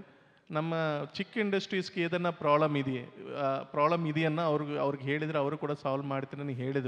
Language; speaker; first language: Kannada; non-native, local second language; Telugu